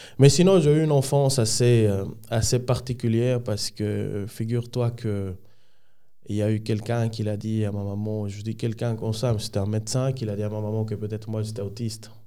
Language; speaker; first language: French; non-native, fluent; Spanish